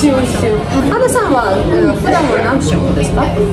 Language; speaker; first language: Japanese; non-native, fluent; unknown